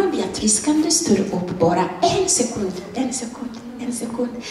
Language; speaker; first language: Swedish; non-native, learner; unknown